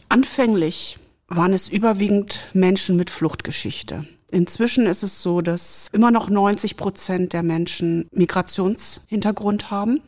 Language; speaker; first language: German; native; German